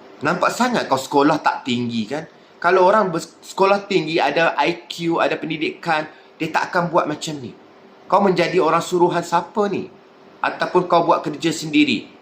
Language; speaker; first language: Malay; native; Malay